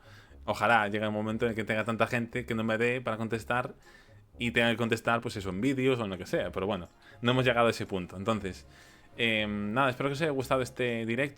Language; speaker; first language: Spanish; native; Spanish